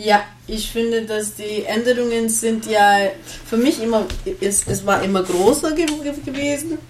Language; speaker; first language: German; non-native, learner; Spanish